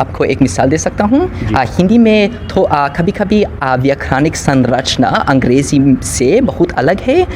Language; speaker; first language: Hindi; non-native, learner; English